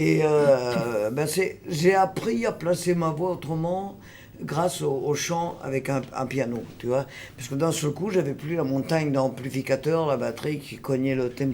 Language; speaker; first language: French; native; French